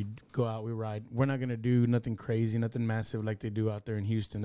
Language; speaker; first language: English; early bilingual, other home language; Spanish